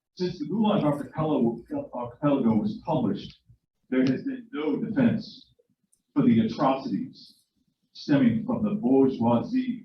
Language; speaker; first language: English; native; English